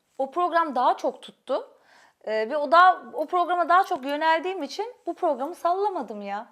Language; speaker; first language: Turkish; native; Turkish